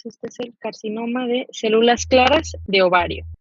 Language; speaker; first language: Spanish; native; Spanish